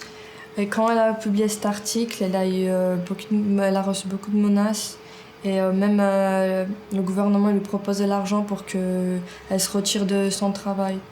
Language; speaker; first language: French; early bilingual, other home language; Georgian